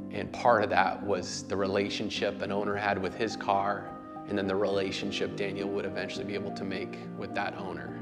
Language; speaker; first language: English; native; English